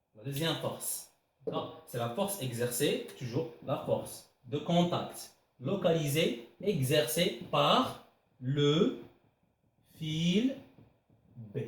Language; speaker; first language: French; non-native, local second language; Arabic